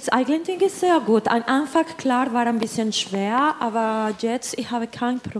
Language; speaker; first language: German; non-native, learner; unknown